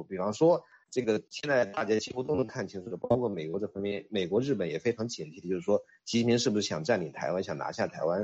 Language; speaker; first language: Chinese; native; Chinese